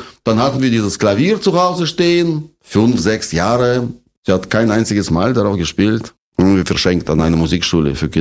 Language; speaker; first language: German; non-native, fluent; Russian